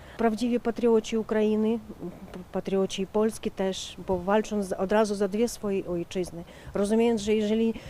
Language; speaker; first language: Polish; early bilingual, heritage; Ukrainian